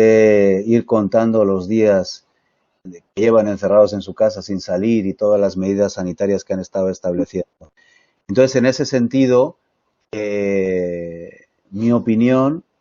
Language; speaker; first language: Spanish; native; Spanish